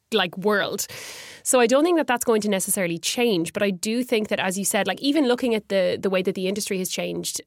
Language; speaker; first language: English; native; English